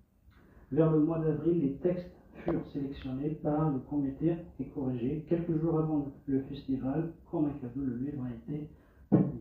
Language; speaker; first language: French; non-native, local second language; Kabyle